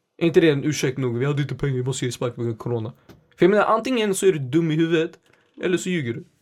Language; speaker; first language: Swedish; early bilingual, other home language; Indonesian